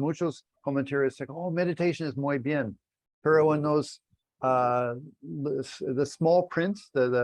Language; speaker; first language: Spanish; non-native, learner; English